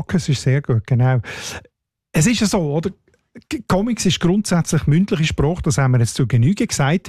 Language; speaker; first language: German; native; German